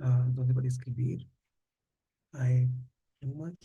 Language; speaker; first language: Spanish; non-native, learner; Hindi